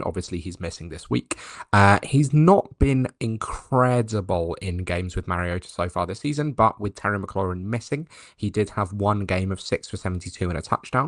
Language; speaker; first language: English; native; English